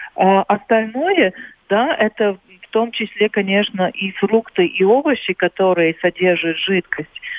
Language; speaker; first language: Russian; non-native, local second language; Latvian